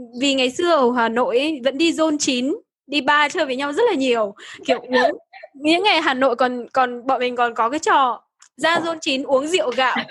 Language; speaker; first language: Vietnamese; native; Vietnamese